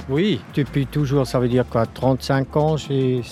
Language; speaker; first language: French; non-native, local second language; German